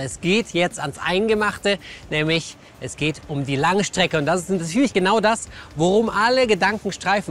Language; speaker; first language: German; native; German